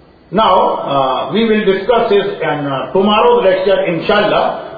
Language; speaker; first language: English; non-native, fluent; Urdu